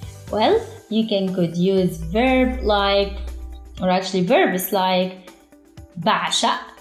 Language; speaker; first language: English; non-native, fluent; Arabic